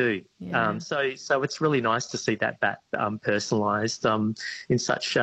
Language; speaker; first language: English; native; English